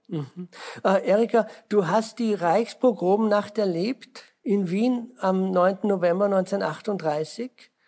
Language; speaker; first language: German; native; German